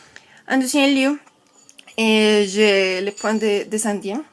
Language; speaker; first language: French; non-native, learner; Spanish